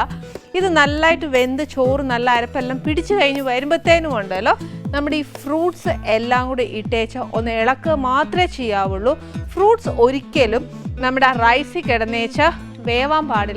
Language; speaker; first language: Malayalam; native; Malayalam